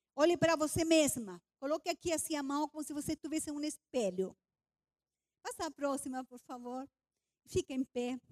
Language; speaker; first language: Portuguese; non-native, fluent; Spanish